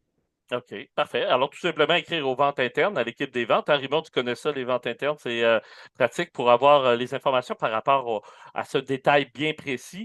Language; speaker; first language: French; native; French